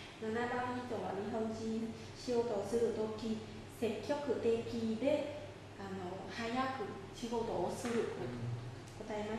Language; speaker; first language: Japanese; non-native, fluent; Vietnamese